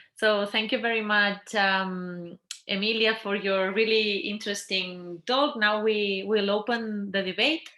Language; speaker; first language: English; non-native, fluent; Catalan